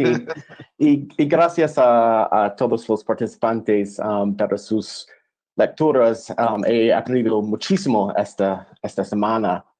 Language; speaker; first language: Spanish; non-native, fluent; English